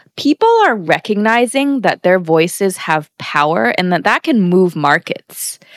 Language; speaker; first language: English; native; English